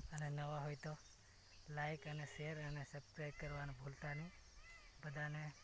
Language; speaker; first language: Gujarati; non-native, local second language; Rathawi